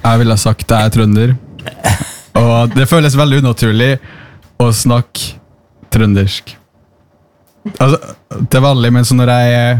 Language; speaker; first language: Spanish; non-native, fluent; Norwegian